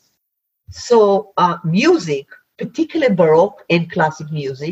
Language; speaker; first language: English; non-native, fluent; Hebrew